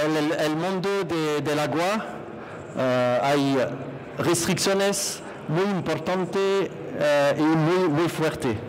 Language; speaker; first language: Spanish; non-native, fluent; French